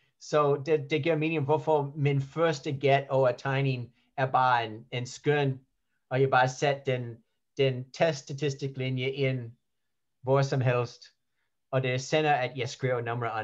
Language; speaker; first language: Danish; non-native, learner; English